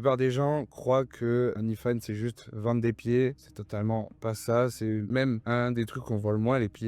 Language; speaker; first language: French; native; French